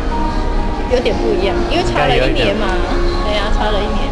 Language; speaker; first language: Chinese; native; Chinese